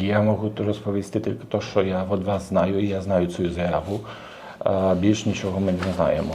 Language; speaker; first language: Ukrainian; non-native, learner; Polish